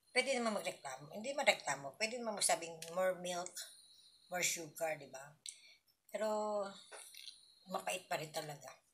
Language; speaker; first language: Filipino; native; Filipino